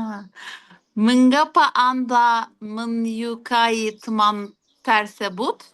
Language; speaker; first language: Indonesian; non-native, learner; Turkish